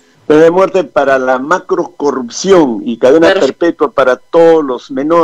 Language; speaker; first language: Spanish; native; Spanish